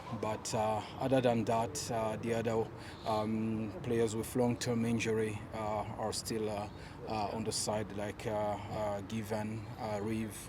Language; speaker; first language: English; non-native, fluent; French